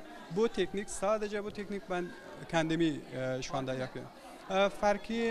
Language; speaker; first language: Turkish; non-native, learner; Persian